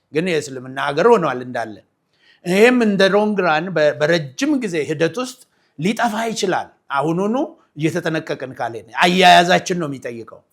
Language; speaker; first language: Amharic; non-native, local second language; Oromo